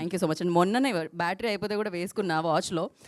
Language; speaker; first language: Telugu; native; Telugu